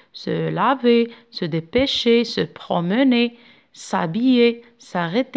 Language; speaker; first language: French; non-native, local second language; Arabic